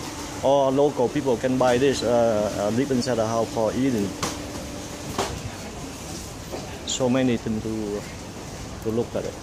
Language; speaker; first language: English; non-native, fluent; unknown